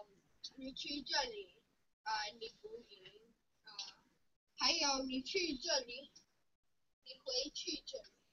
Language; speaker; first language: Chinese; non-native, learner; English